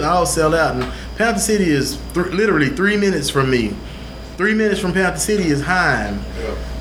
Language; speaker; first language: English; native; English